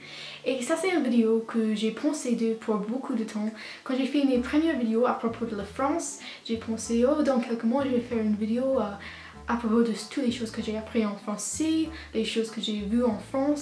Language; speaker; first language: French; non-native, learner; English